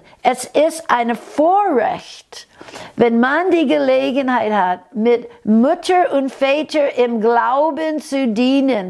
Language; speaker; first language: German; non-native, fluent; English